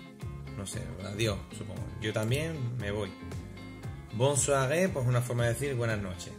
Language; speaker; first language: Spanish; native; Spanish